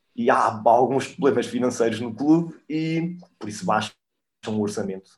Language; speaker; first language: Portuguese; native; Portuguese